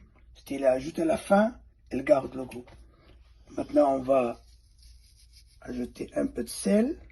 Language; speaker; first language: French; non-native, fluent; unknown